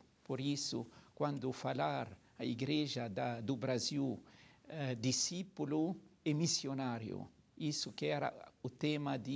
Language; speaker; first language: Portuguese; non-native, fluent; Arabic